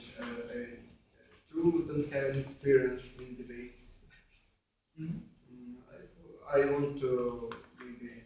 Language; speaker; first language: English; non-native, learner; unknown